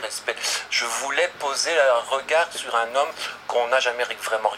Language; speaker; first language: French; native; French